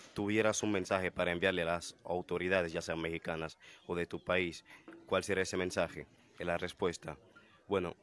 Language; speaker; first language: Spanish; non-native, fluent; Haitian Creole